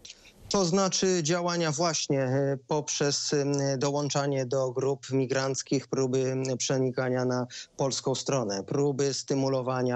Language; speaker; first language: Polish; native; Polish